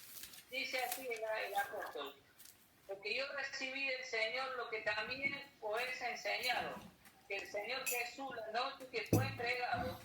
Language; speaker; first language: Spanish; native; Spanish